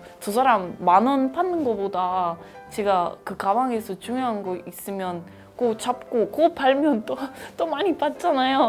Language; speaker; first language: Korean; non-native, fluent; Spanish